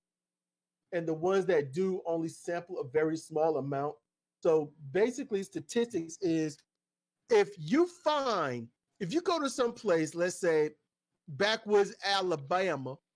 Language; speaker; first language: English; native; English